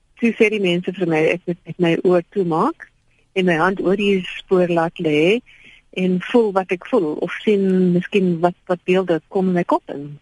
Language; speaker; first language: Afrikaans; non-native, local second language; English